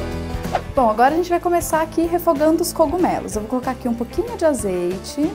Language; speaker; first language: Portuguese; native; Portuguese